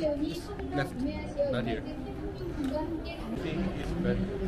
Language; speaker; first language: English; non-native, local second language; Hindi